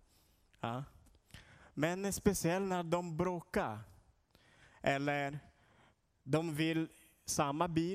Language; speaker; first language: Swedish; non-native, learner; Portuguese